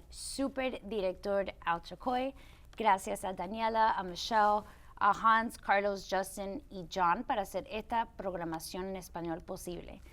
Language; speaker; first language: Spanish; early bilingual, heritage; Spanish